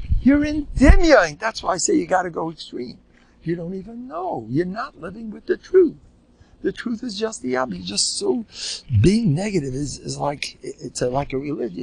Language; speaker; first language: English; native; English